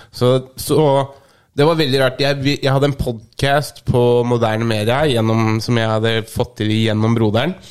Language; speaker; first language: Norwegian; native; Norwegian